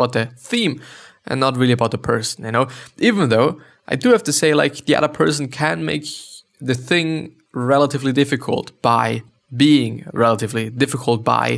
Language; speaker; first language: English; non-native, fluent; German